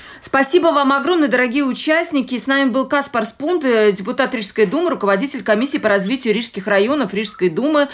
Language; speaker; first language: Russian; native; Russian